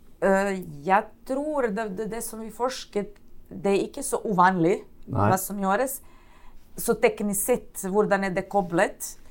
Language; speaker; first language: Norwegian; non-native, fluent; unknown